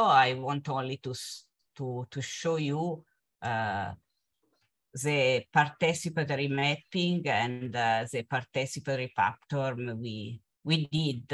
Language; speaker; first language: English; non-native, fluent; Italian